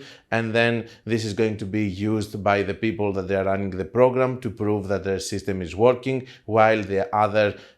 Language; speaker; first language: English; non-native, fluent; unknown